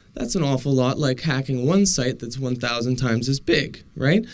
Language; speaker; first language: English; native; English